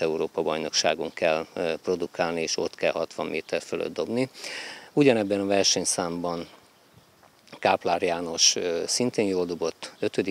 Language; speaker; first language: Hungarian; native; Hungarian